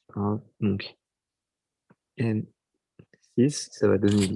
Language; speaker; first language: French; native; French